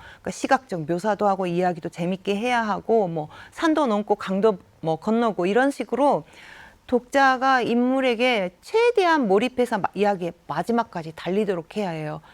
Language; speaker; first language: Korean; native; Korean